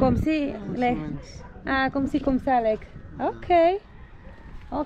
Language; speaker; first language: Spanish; non-native, learner; Hebrew